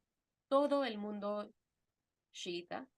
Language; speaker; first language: Spanish; non-native, fluent; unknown